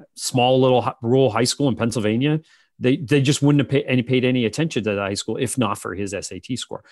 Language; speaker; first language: English; native; English